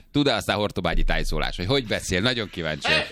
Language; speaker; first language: Hungarian; native; Hungarian